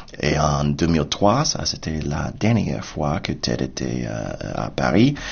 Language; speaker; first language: French; non-native, fluent; English